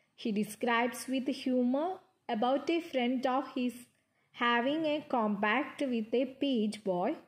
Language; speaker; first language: English; non-native, local second language; Malayalam